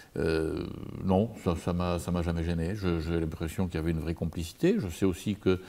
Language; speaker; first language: French; native; French